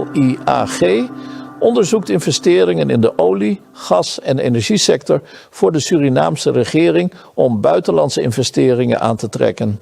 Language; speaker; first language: Dutch; native; Dutch